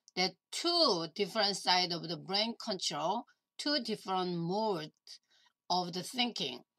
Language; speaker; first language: English; non-native, learner; Korean